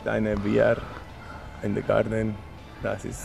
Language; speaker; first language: German; non-native, learner; Spanish